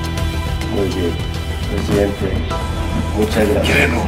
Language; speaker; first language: Portuguese; non-native, learner; Spanish